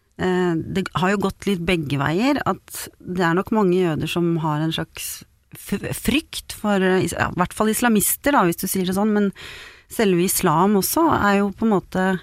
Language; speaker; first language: Norwegian; native; Norwegian